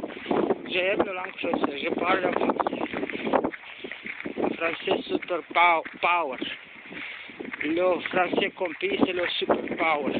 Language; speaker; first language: French; non-native, learner; Romanian